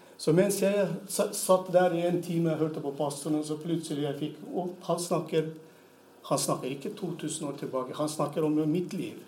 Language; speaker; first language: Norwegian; non-native, fluent; Turkmen